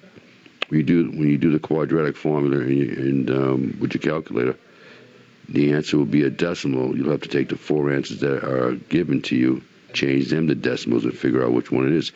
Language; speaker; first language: English; native; English